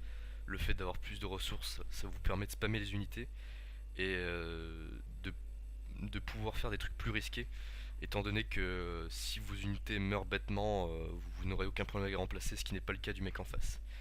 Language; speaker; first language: French; native; French